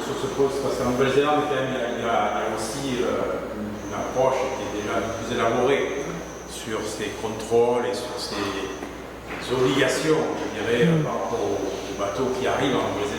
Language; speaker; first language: French; native; French